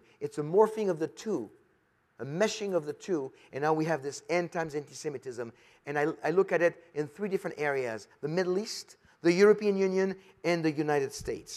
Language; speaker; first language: English; non-native, fluent; French